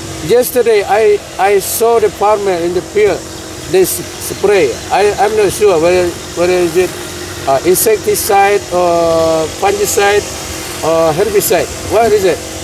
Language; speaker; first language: English; non-native, fluent; Indonesian